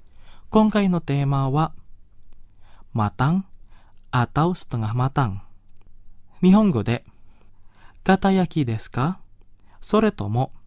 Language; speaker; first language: Japanese; non-native, fluent; Indonesian